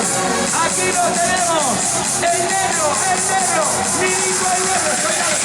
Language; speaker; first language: Spanish; native; Spanish